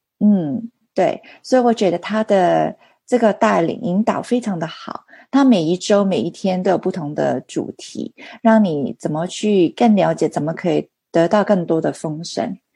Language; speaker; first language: Chinese; early bilingual, heritage; Chinese